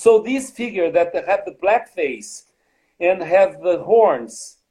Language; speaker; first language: English; non-native, fluent; Portuguese